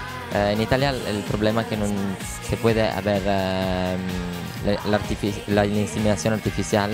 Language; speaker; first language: Spanish; non-native, learner; Italian